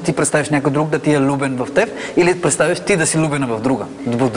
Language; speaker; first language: Bulgarian; non-native, fluent; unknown